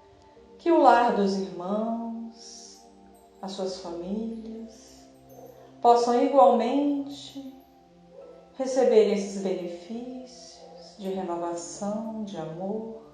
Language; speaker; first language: Portuguese; native; Portuguese